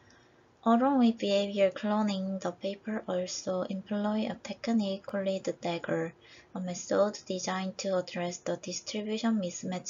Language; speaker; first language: English; non-native, fluent; Korean